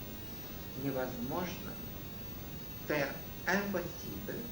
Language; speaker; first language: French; non-native, fluent; Russian